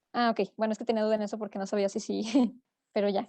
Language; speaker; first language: Spanish; native; Spanish